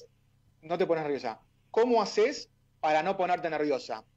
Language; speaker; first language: Spanish; native; Spanish